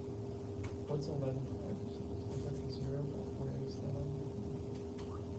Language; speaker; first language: English; native; English